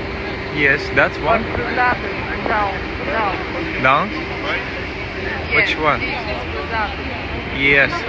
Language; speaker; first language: English; non-native, learner; Arabic